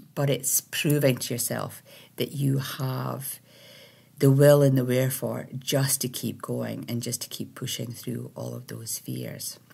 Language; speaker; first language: English; native; English